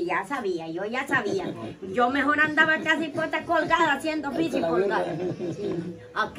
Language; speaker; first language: Spanish; native; Spanish